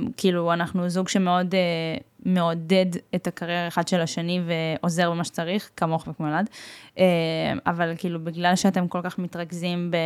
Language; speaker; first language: Hebrew; native; Hebrew